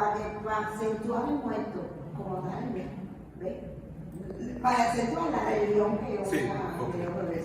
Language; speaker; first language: Spanish; native; Spanish